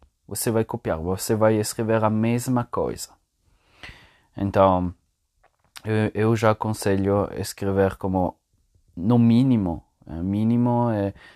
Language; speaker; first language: Portuguese; non-native, fluent; Italian